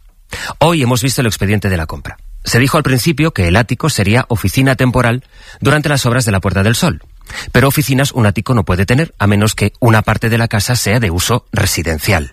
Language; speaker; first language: Spanish; native; Spanish